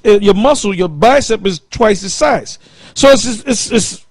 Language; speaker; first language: English; native; English